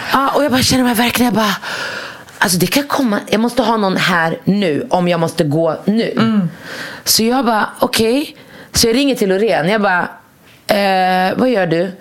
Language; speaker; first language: Swedish; early bilingual, other home language; Arabic